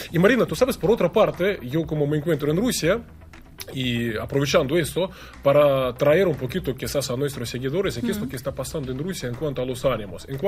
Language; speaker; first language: Spanish; non-native, fluent; Russian